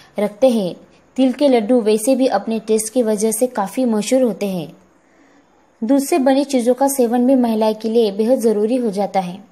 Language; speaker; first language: Hindi; non-native, local second language; Marathi